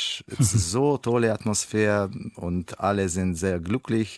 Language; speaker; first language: German; non-native, learner; Russian